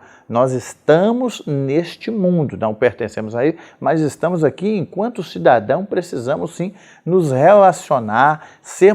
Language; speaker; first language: Portuguese; native; Portuguese